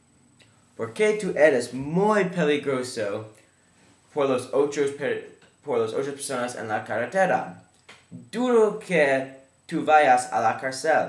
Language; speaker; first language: Spanish; non-native, learner; English